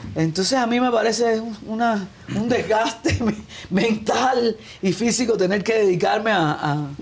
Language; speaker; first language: Spanish; native; Spanish